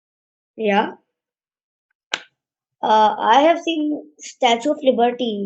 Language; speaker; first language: English; non-native, learner; Hindi